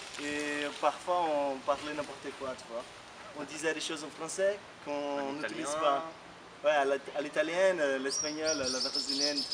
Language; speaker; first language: French; non-native, fluent; Portuguese